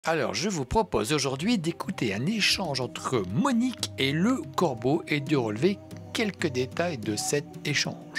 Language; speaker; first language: French; native; French